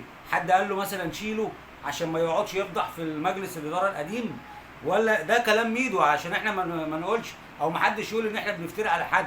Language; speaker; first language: Arabic; native; Arabic